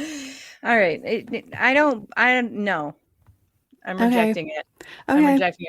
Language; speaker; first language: English; native; English